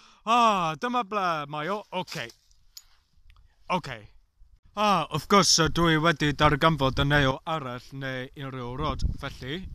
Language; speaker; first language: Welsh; non-native, learner; English